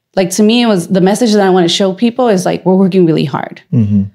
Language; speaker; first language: English; native; English